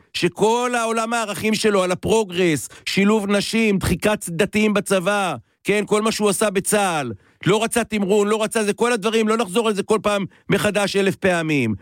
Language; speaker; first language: Hebrew; native; Hebrew